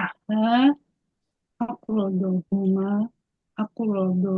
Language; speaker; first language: Arabic; non-native, learner; Indonesian